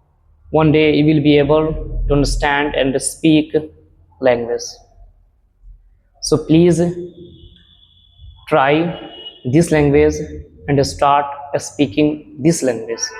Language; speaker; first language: English; non-native, learner; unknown